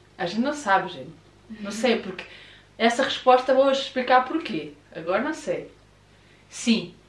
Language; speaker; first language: Portuguese; early bilingual, other home language; Russian